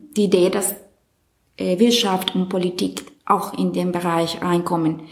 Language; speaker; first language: German; non-native, fluent; Spanish